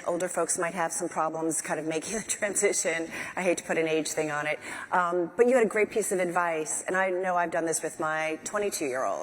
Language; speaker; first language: English; native; English